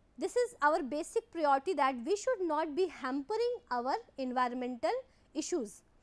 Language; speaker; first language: English; non-native, local second language; Hindi